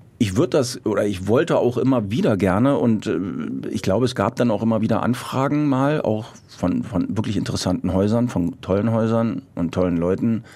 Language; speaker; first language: German; early bilingual, other home language; Croatian